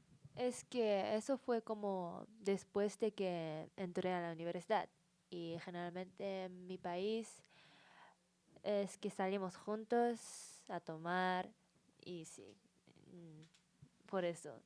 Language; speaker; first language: Spanish; non-native, learner; Japanese